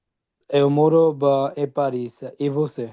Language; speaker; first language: Portuguese; non-native, learner; Bangla